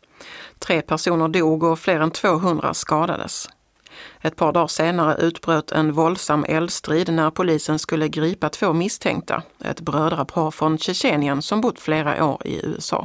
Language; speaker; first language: Swedish; native; Swedish